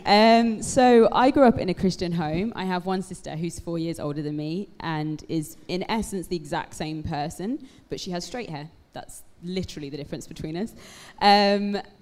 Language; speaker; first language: English; native; English